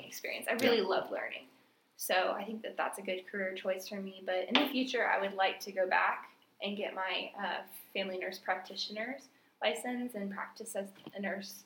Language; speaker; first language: English; native; English